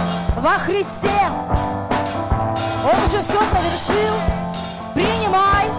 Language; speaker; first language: Russian; non-native, fluent; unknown